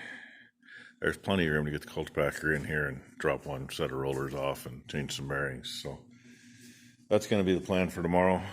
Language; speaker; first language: English; native; English